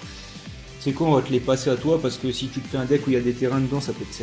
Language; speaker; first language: French; native; French